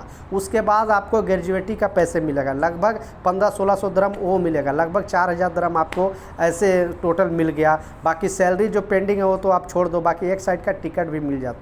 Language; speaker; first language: Hindi; native; Hindi